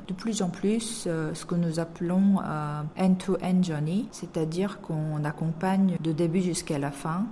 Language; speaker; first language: French; non-native, fluent; Korean